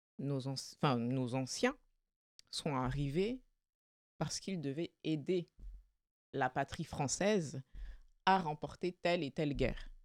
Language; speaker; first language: French; early bilingual, other home language; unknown